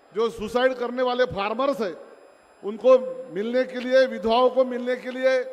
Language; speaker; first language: Hindi; non-native, local second language; Marathi